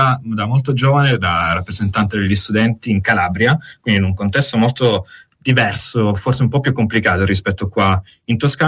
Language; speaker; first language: Italian; native; Italian